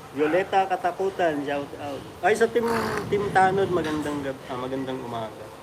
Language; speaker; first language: Filipino; native; Filipino